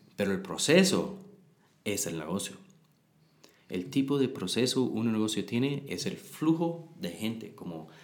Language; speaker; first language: Spanish; non-native, learner; English